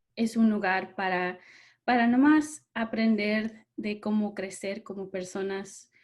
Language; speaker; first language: Spanish; early bilingual, other home language; English